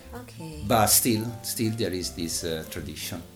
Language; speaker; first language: English; non-native, learner; Italian